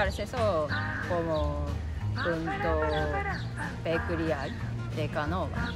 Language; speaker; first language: Spanish; non-native, learner; Japanese